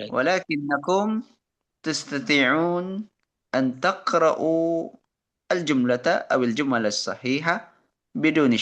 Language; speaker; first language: Arabic; non-native, fluent; Indonesian